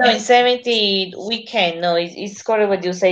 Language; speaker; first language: English; non-native, learner; Spanish